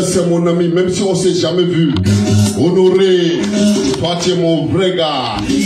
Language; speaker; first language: French; non-native, local second language; Mossi